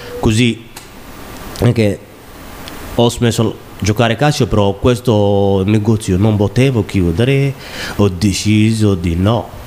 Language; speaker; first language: Italian; non-native, learner; Somali